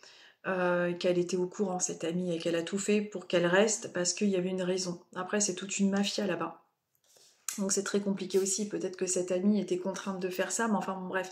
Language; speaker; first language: French; native; French